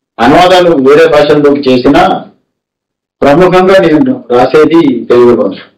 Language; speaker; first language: Telugu; early bilingual, heritage; Telugu